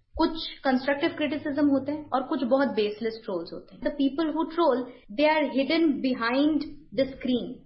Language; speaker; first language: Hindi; non-native, local second language; Bangla